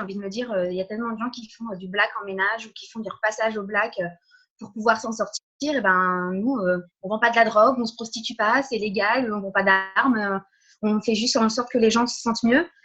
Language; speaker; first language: French; early bilingual, other home language; Portuguese